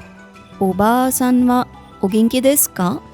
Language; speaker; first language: Japanese; non-native, fluent; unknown